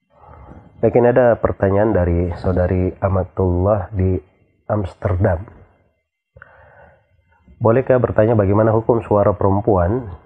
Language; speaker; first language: Indonesian; native; Indonesian